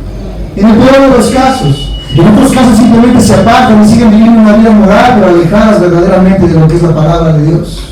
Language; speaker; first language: Spanish; native; Spanish